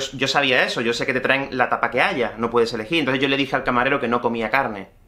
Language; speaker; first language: Spanish; native; Spanish